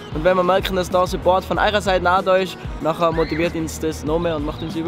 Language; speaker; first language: German; native; German